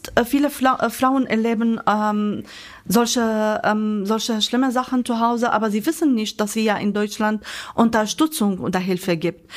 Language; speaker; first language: German; non-native, fluent; Arabic